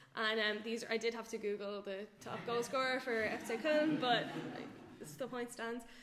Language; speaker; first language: English; native; English